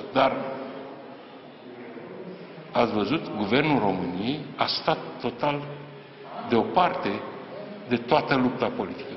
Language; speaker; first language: Romanian; native; Romanian